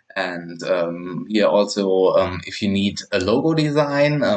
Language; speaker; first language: English; non-native, fluent; German